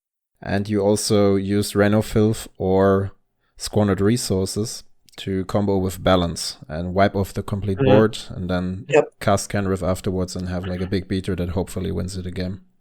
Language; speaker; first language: English; non-native, fluent; German